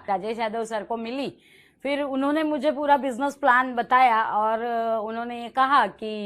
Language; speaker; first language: Hindi; non-native, local second language; Marathi